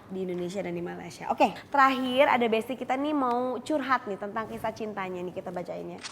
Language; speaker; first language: Indonesian; native; Indonesian